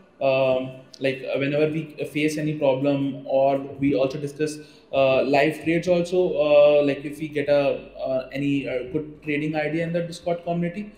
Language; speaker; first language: English; non-native, local second language; Hindi